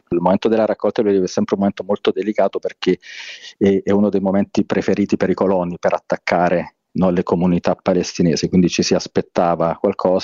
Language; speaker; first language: Italian; native; Italian